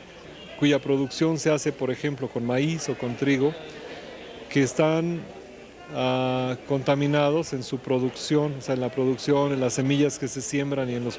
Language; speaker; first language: Spanish; native; Spanish